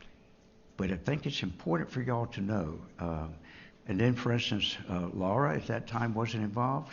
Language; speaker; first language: English; native; English